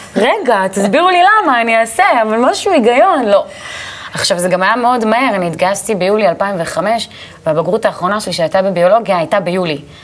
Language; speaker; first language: Hebrew; native; Hebrew